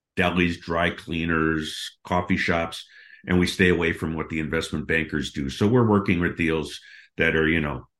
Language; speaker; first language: English; native; English